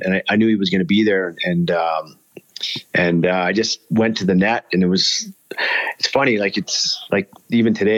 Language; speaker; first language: English; native; English